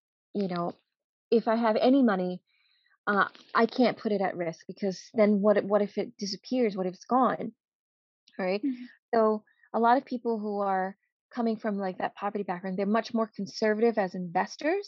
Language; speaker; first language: English; native; English